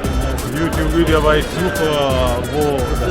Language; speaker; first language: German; non-native, learner; Urdu